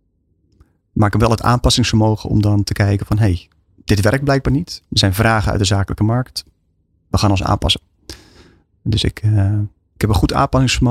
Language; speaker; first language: Dutch; native; Dutch